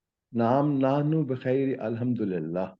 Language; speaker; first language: Arabic; non-native, learner; Urdu